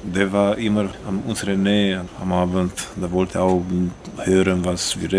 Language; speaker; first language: German; non-native, fluent; Romanian